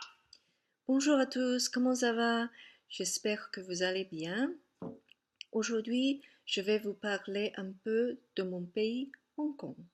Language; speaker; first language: French; non-native, fluent; Cantonese